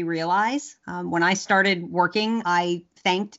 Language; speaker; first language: English; native; English